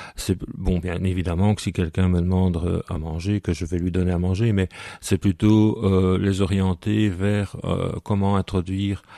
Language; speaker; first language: French; native; French